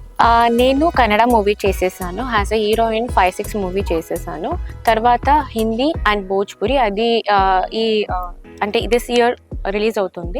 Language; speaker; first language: Telugu; non-native, learner; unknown